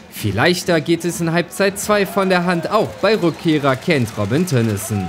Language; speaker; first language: German; native; German